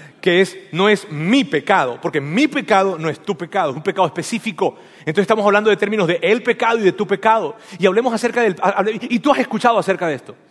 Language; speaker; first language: Spanish; native; Spanish